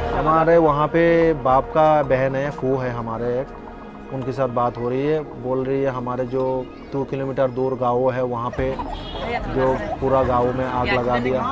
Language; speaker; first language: Hindi; non-native, learner; Rohingya